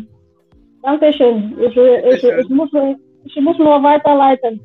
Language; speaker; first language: German; non-native, fluent; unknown